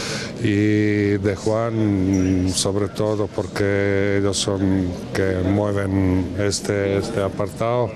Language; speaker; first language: Spanish; non-native, fluent; Croatian